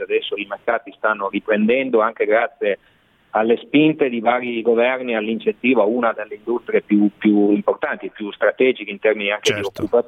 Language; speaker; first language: Italian; native; Italian